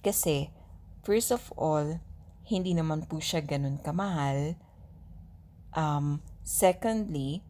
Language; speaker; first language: Filipino; native; Filipino